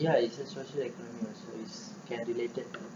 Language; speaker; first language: English; non-native, learner; Malay